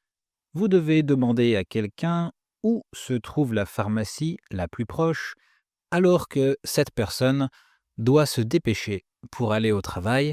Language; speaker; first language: French; native; French